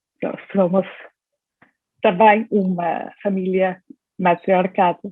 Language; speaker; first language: Portuguese; non-native, learner; English